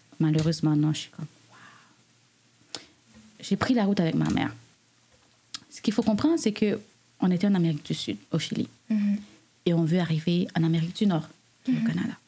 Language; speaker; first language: French; non-native, local second language; Haitian Creole